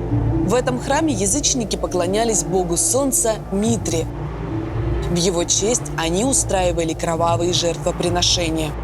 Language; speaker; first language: Russian; native; Russian